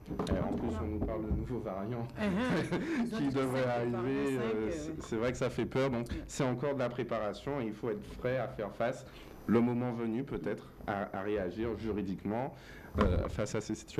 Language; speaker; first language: French; native; French